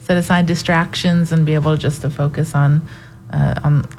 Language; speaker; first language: English; native; English